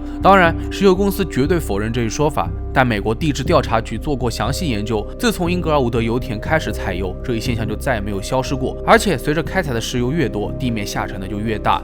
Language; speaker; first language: Chinese; native; Chinese